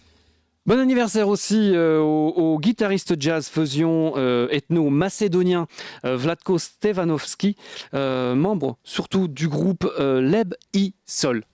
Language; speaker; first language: French; native; French